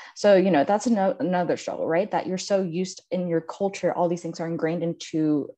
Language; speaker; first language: English; native; English